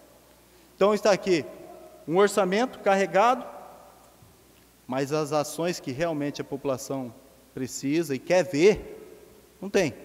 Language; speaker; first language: Portuguese; native; Portuguese